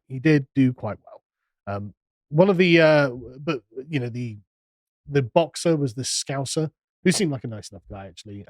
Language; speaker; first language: English; native; English